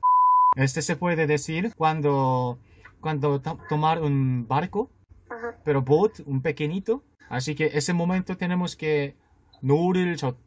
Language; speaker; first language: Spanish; non-native, learner; Korean